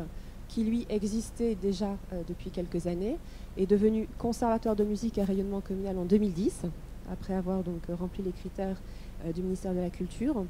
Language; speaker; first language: French; native; French